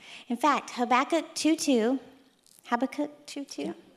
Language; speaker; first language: English; native; English